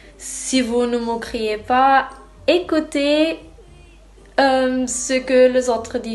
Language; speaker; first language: French; non-native, learner; German